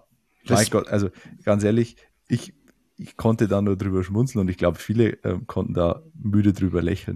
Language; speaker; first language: German; native; German